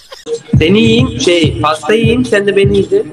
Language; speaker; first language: Turkish; native; Turkish